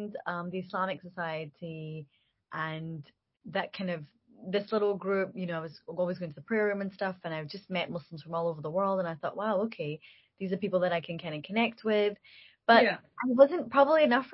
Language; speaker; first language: English; native; English